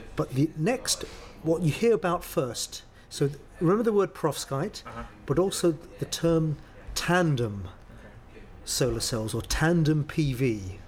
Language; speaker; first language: English; native; English